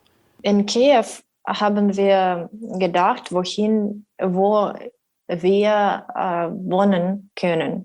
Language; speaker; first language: German; non-native, learner; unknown